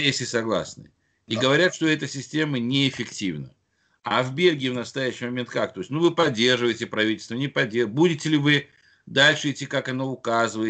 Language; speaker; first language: Russian; native; Russian